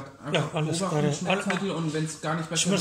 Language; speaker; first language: German; native; German